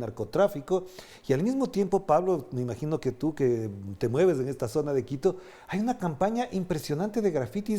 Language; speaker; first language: Spanish; native; Spanish